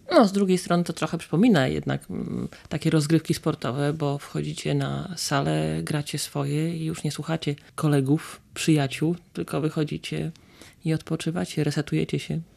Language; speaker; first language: Polish; native; Polish